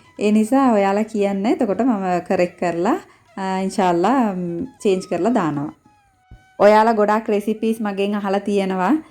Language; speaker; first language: Sinhala; non-native, local second language; Tamil